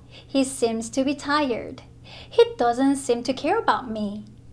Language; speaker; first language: English; non-native, fluent; Korean